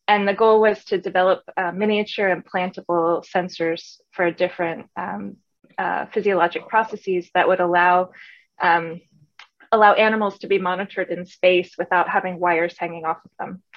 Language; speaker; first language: English; native; English